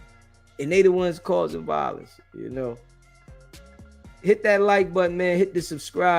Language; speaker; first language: English; native; English